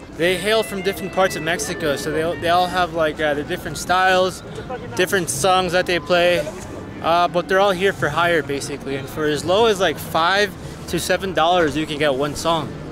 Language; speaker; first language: English; native; English